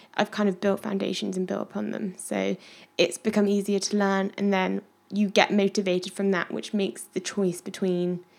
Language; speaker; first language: English; native; English